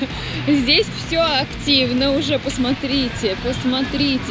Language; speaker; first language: Russian; native; Russian